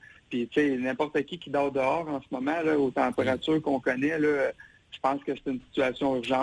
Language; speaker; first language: French; native; French